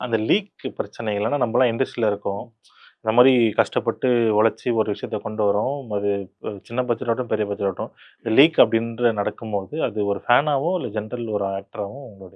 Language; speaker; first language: Tamil; native; Tamil